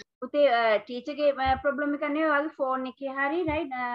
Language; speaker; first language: English; non-native, local second language; Sinhala